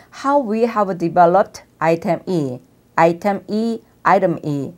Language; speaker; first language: English; non-native, fluent; Korean